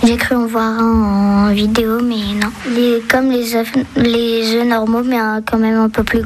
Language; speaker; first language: French; native; French